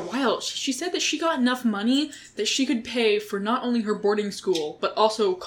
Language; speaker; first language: English; native; English